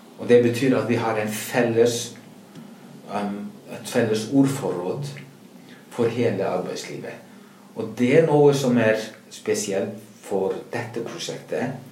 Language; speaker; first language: Norwegian; non-native, fluent; Icelandic